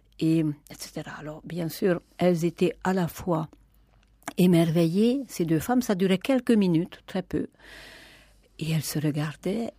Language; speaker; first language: French; non-native, fluent; Hungarian